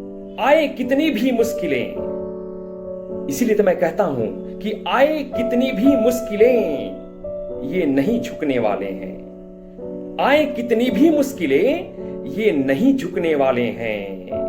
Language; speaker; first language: Hindi; native; Hindi